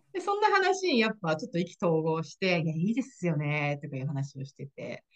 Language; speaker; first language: Japanese; native; Japanese